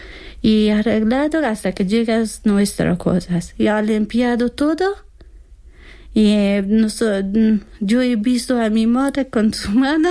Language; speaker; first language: Spanish; non-native, learner; Persian